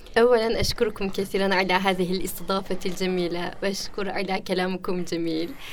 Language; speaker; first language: Arabic; non-native, fluent; Turkish